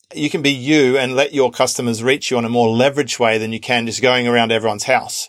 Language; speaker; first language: English; native; English